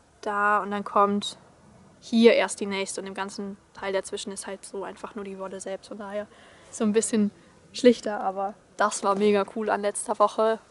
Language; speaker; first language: German; native; German